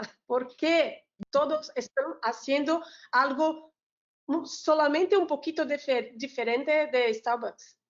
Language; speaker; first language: Spanish; non-native, learner; Portuguese